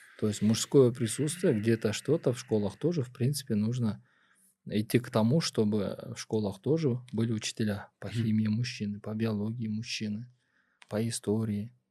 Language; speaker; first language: Russian; non-native, local second language; Kyrgyz